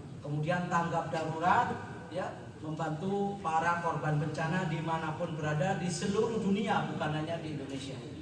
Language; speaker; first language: Indonesian; non-native, local second language; Javanese